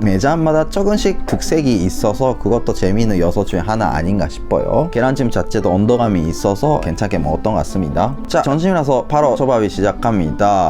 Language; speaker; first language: Korean; non-native, fluent; Japanese